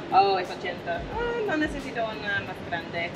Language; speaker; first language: Spanish; non-native, learner; English